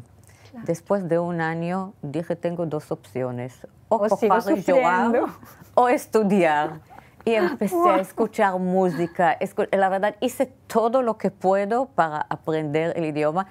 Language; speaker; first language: Spanish; non-native, fluent; Hebrew